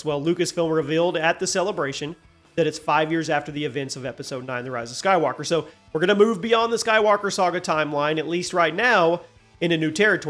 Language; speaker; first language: English; native; English